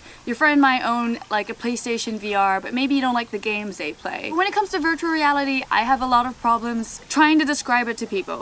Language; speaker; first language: English; native; English